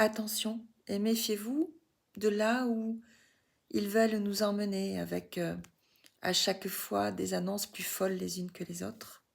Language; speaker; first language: French; native; French